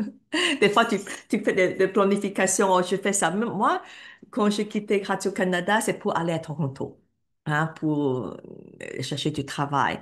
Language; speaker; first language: French; non-native, fluent; Cantonese